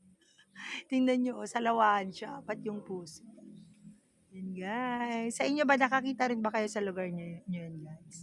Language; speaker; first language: Filipino; non-native, local second language; Bikol